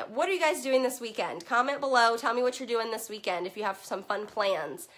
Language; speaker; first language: English; native; English